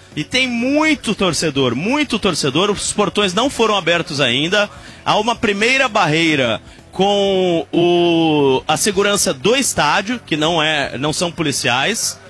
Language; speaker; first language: Portuguese; native; Portuguese